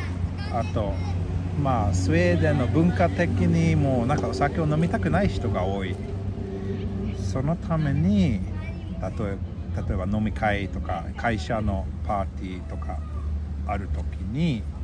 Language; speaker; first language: Japanese; non-native, fluent; Swedish